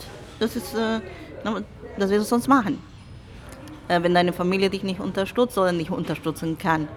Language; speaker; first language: German; non-native, fluent; Spanish